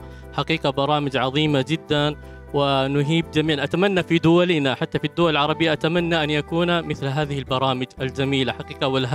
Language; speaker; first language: Arabic; native; Arabic